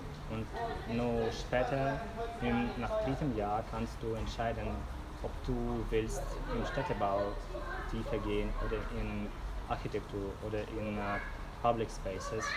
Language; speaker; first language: German; non-native, fluent; Russian